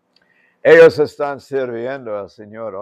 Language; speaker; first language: Spanish; non-native, fluent; English